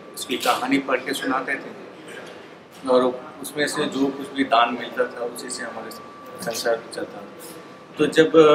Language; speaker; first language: Hindi; non-native, local second language; Bangla